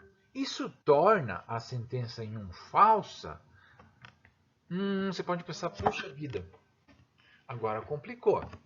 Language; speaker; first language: Portuguese; native; Portuguese